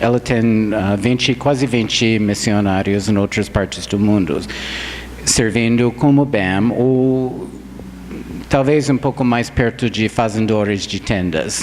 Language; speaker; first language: Portuguese; non-native, fluent; English